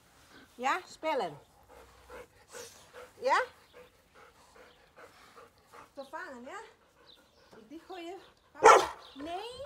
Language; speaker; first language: Dutch; non-native, learner; Indonesian